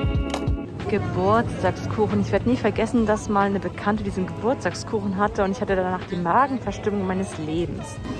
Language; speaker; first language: German; native; German